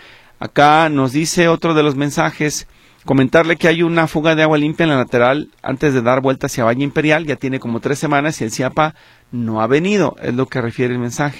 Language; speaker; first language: Spanish; native; Spanish